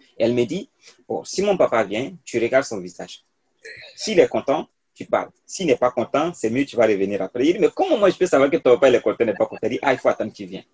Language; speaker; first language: French; non-native, local second language; Mossi